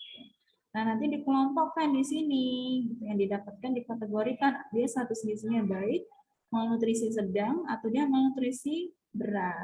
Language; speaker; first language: Indonesian; native; Indonesian